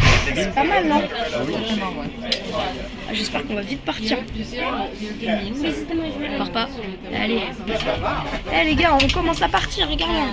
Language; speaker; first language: French; native; French